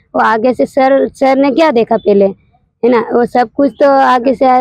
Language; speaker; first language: Hindi; native; Hindi